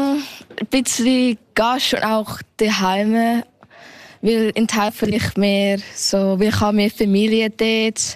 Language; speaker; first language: German; early bilingual, heritage; German